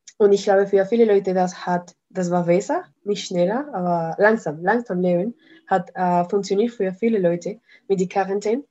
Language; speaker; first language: German; non-native, learner; Spanish